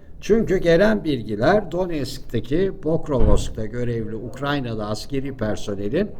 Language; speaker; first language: Turkish; native; Turkish